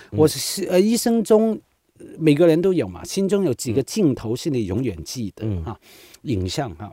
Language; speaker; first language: Chinese; non-native, local second language; Cantonese